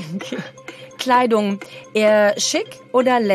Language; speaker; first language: German; native; German